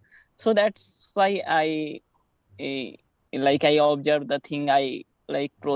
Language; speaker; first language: English; non-native, learner; Hindi